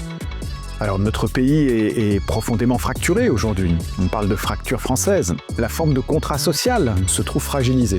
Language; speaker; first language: French; native; French